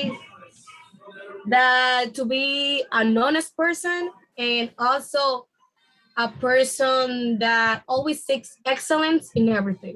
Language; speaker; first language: English; non-native, fluent; Spanish